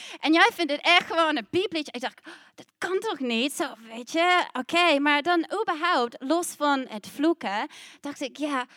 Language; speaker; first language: Dutch; non-native, fluent; English